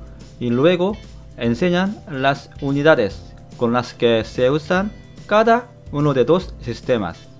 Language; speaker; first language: Spanish; non-native, fluent; Korean